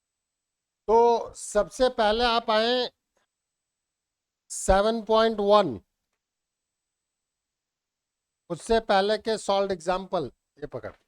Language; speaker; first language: Hindi; native; Hindi